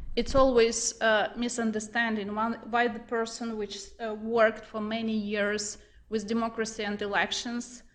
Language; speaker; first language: English; non-native, fluent; Ukrainian